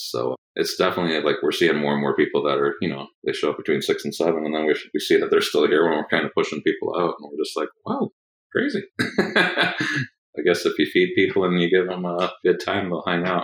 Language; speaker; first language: English; native; English